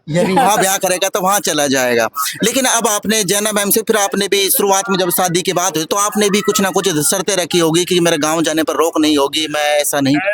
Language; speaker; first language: Hindi; native; Hindi